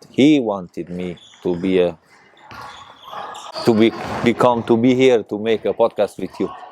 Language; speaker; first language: English; non-native, learner; Persian